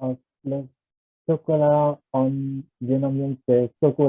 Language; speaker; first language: French; non-native, learner; Vietnamese